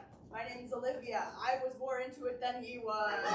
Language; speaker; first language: English; native; English